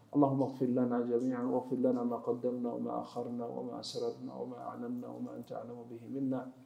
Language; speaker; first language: Arabic; non-native, fluent; Swahili